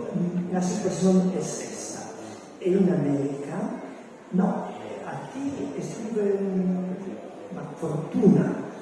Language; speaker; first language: Spanish; non-native, learner; Italian